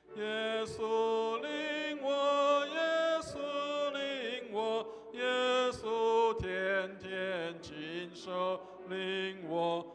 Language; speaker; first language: Chinese; native; Chinese